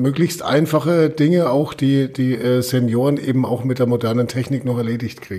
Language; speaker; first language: German; native; German